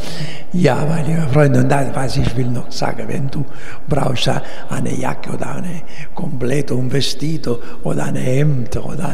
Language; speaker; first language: German; non-native, learner; Italian